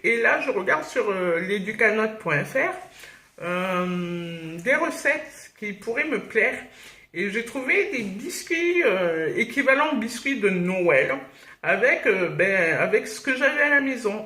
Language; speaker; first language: French; native; French